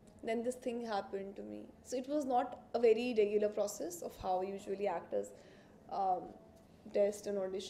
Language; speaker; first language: English; non-native, local second language; Hindi